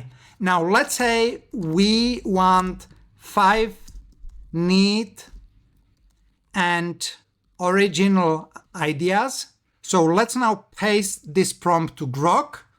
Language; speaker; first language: English; non-native, fluent; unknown